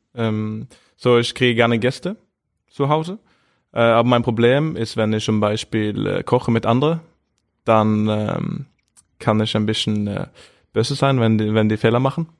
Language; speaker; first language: German; non-native, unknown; Norwegian